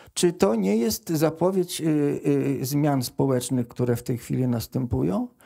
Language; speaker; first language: Polish; native; Polish